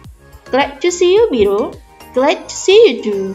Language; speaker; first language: English; non-native, fluent; Indonesian